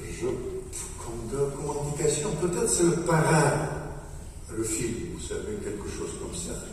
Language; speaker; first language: French; non-native, fluent; Russian